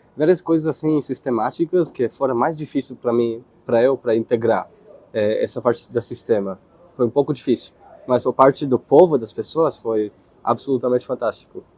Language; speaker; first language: Portuguese; non-native, fluent; Hebrew